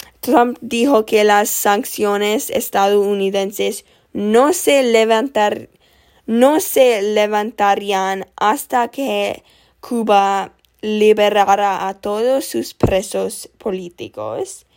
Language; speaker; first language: Spanish; non-native, learner; English